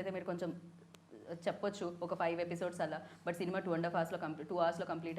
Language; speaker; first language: Telugu; native; Telugu